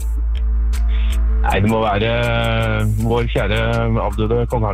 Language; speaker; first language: Norwegian; native; Norwegian